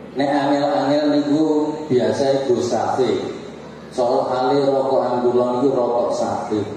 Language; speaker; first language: Javanese; native; Javanese